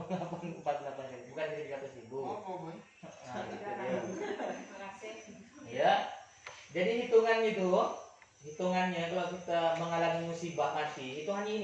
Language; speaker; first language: Malay; native; Malay